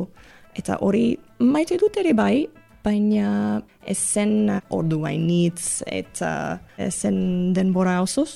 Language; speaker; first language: Basque; non-native, learner; English